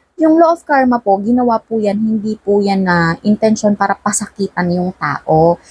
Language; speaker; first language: Filipino; non-native, local second language; Cebuano